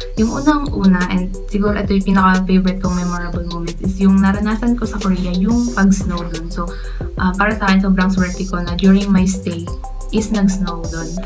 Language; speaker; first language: Filipino; native; Filipino